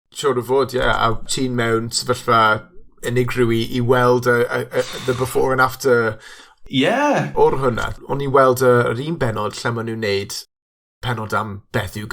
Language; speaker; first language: Welsh; non-native, local second language; English